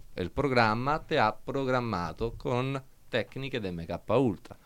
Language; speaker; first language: Spanish; non-native, learner; Italian